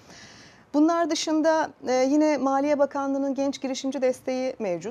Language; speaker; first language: Turkish; native; Turkish